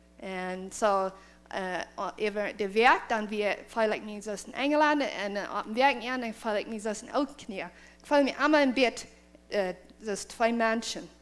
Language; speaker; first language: German; non-native, learner; Plautdietsch